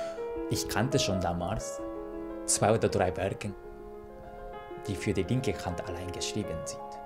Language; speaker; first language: German; non-native, fluent; Japanese